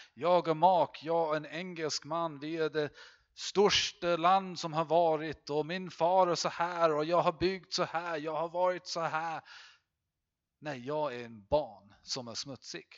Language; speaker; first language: Swedish; non-native, fluent; English